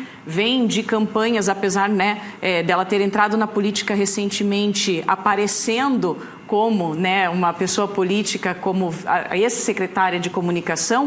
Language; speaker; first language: Portuguese; native; Portuguese